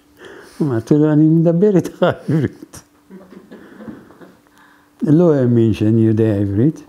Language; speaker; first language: Hebrew; non-native, fluent; Arabic